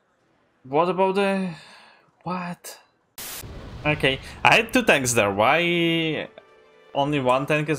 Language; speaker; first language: English; non-native, fluent; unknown